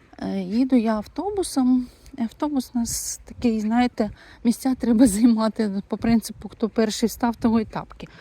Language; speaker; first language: Ukrainian; non-native, local second language; Russian